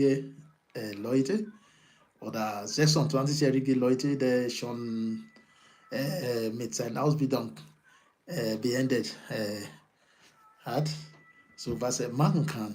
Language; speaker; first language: German; non-native, learner; Yoruba